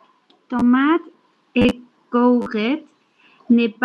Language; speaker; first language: French; non-native, learner; Spanish